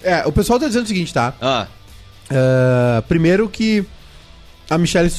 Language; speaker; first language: Portuguese; native; Portuguese